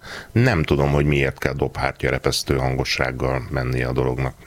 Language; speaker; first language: Hungarian; native; Hungarian